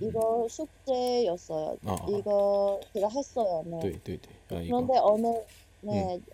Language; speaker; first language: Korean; non-native, learner; Chinese